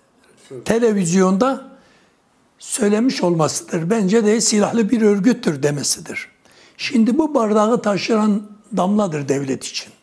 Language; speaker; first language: Turkish; non-native, local second language; Kurdish